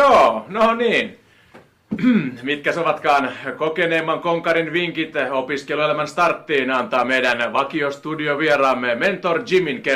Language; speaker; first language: Finnish; native; Finnish